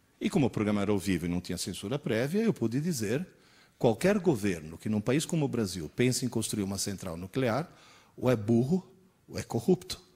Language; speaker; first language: Portuguese; early bilingual, other home language; Italian